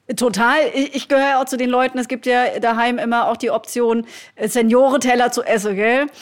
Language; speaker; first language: German; native; German